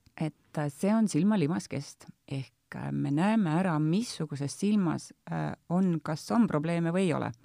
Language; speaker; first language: Estonian; native; Estonian